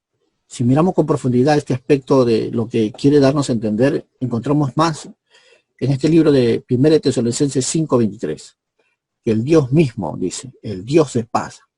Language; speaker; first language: Spanish; native; Spanish